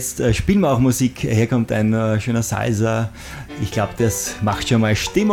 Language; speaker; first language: German; native; German